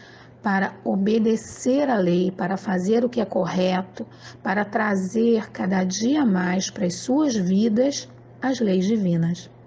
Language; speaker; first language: Portuguese; native; Portuguese